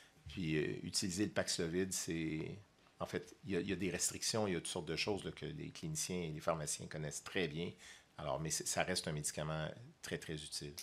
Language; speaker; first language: French; native; French